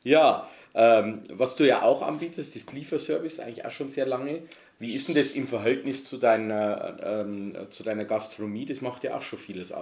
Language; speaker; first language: German; native; German